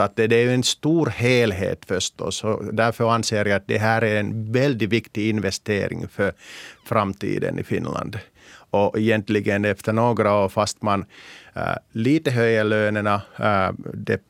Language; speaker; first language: Swedish; non-native, local second language; Finnish